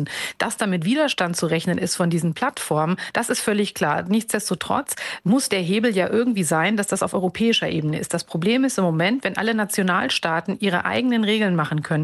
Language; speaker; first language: German; native; German